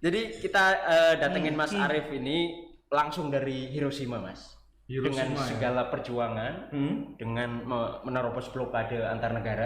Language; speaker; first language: Indonesian; native; Indonesian